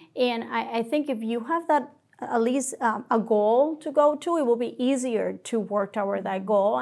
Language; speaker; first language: English; non-native, fluent; Spanish